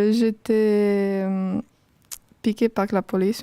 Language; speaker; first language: French; non-native, fluent; Romanian